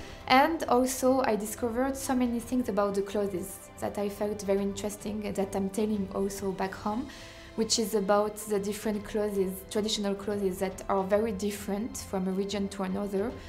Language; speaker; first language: English; non-native, fluent; French